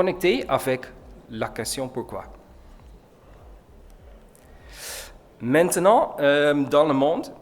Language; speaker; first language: French; non-native, learner; Dutch